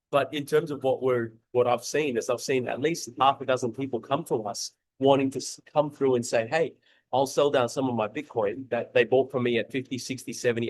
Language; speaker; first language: English; native; English